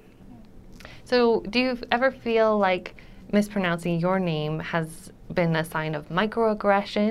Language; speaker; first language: English; native; English